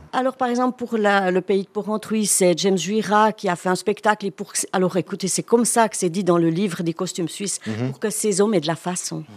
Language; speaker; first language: French; native; French